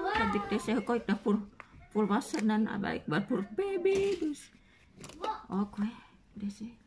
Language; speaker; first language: Dutch; non-native, learner; Indonesian